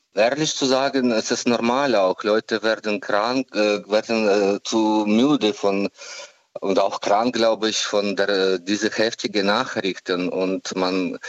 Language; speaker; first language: German; non-native, learner; Ukrainian